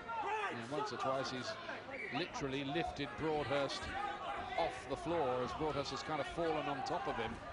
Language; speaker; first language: English; native; English